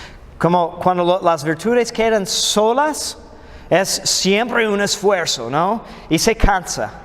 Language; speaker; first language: Spanish; non-native, fluent; English